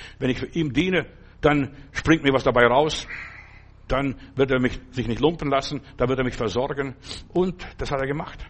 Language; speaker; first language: German; non-native, fluent; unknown